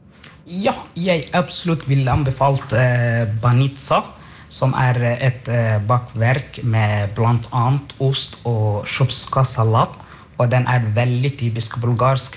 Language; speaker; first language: Norwegian; non-native, fluent; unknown